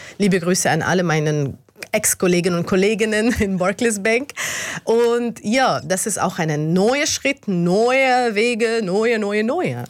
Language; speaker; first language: German; non-native, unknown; Arabic